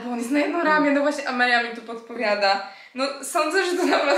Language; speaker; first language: Polish; native; Polish